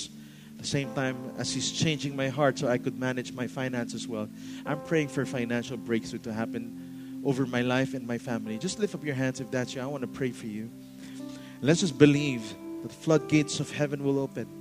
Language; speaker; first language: English; non-native, local second language; Filipino